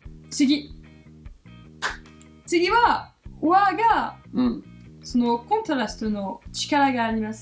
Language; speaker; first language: Japanese; non-native, fluent; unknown